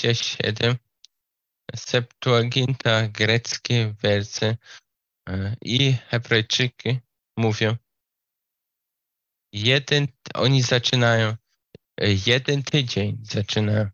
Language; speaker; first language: Polish; non-native, learner; Slovak